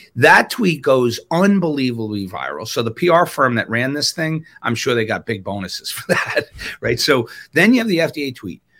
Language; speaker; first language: English; native; English